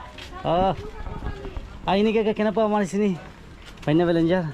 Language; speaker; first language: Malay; non-native, learner; Bangla